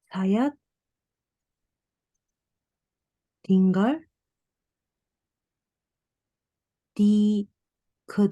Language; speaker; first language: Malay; non-native, learner; Japanese